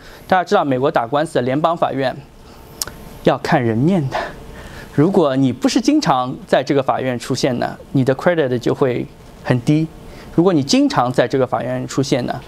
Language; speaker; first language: Chinese; native; Chinese